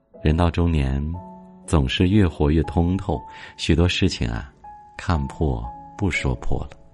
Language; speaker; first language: Chinese; native; Chinese